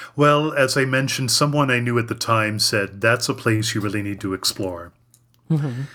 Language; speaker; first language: English; native; English